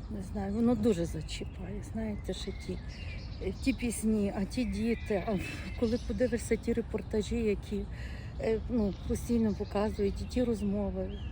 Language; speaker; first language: Ukrainian; native; Ukrainian